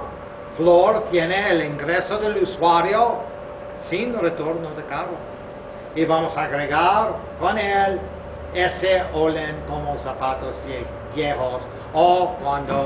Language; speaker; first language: Spanish; non-native, fluent; English